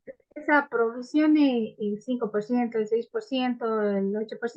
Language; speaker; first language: Spanish; native; Spanish